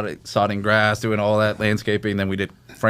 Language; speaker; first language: English; native; English